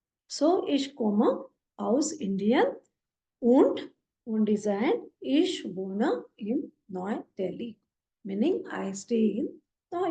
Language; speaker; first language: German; non-native, learner; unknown